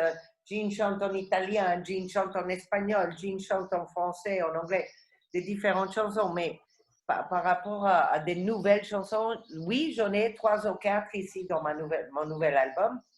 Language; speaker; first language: French; non-native, fluent; English